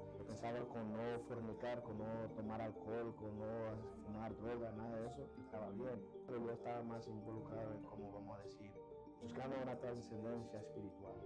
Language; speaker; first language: Spanish; early bilingual, heritage; Spanish